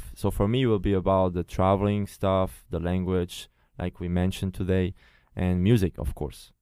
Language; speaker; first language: English; non-native, fluent; Portuguese